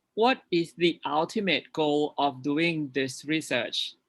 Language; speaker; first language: English; non-native, fluent; Thai